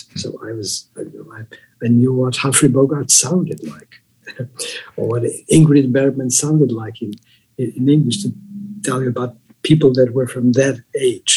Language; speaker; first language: English; non-native, fluent; Portuguese